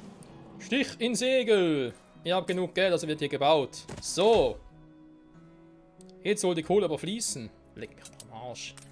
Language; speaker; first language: German; native; German